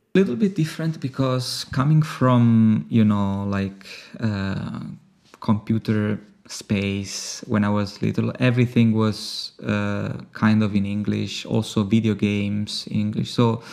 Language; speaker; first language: English; non-native, fluent; Italian